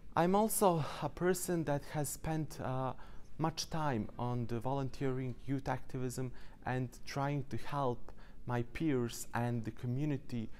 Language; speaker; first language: English; non-native, fluent; Serbian